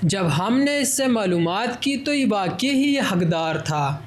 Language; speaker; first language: Urdu; native; Urdu